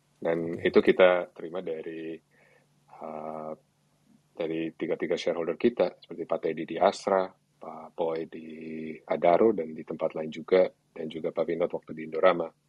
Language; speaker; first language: Indonesian; early bilingual, other home language; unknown